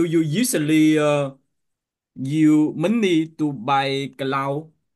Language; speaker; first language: English; non-native, learner; Vietnamese